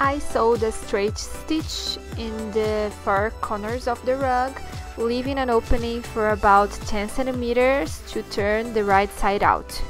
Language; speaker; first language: English; non-native, learner; Portuguese